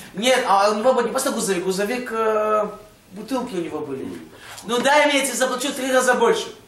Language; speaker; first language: Russian; early bilingual, heritage; Russian